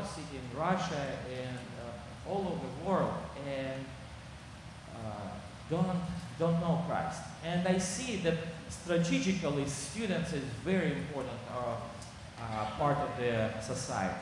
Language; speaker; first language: English; non-native, learner; Kazakh